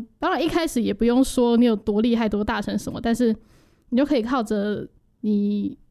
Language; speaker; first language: Chinese; native; Chinese